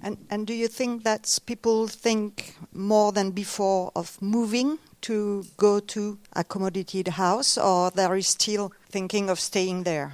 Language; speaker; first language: English; non-native, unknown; French